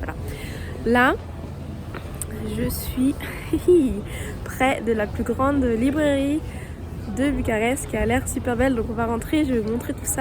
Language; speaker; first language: French; native; French